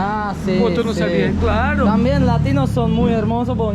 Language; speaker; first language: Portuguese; non-native, learner; Polish